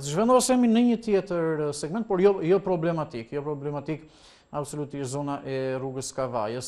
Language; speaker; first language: Albanian; native; Albanian